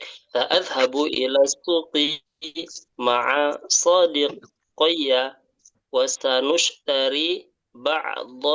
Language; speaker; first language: Arabic; non-native, learner; Indonesian